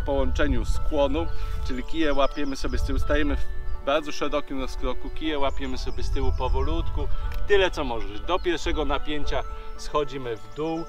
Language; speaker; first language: Polish; native; Polish